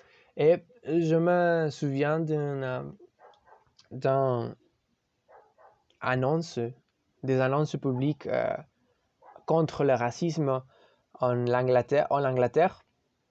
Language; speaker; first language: French; non-native, learner; Spanish